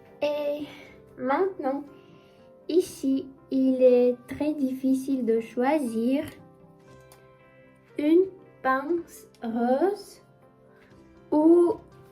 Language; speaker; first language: French; non-native, learner; Russian